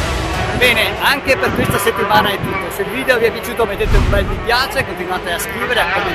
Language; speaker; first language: Italian; native; Italian